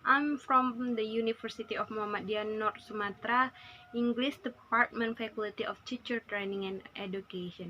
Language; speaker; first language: English; non-native, learner; Indonesian